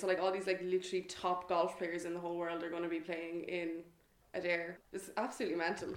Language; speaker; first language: English; native; English